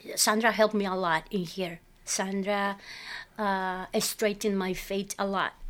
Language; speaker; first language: English; non-native, fluent; Spanish